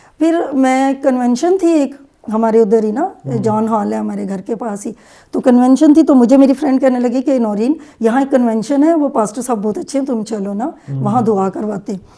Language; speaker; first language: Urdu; native; Urdu